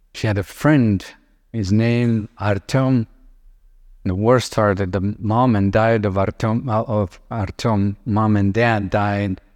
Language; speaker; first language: English; non-native, fluent; Lithuanian